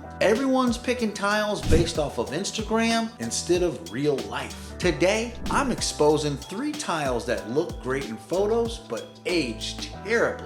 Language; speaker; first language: English; native; English